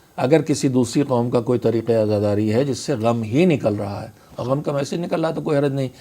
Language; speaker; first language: Urdu; native; Urdu